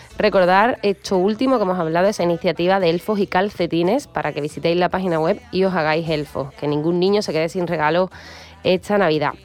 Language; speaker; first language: Spanish; native; Spanish